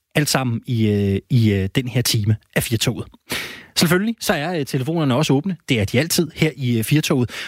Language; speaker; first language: Danish; native; Danish